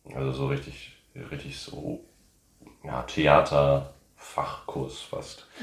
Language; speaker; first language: German; early bilingual, heritage; English